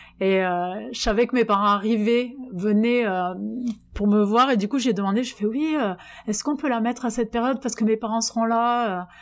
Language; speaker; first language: French; native; French